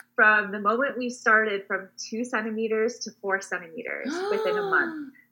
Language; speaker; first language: English; native; English